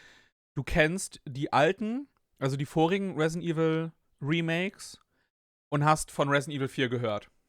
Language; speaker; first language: German; native; German